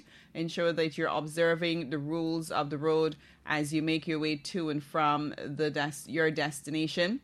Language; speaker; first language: English; native; English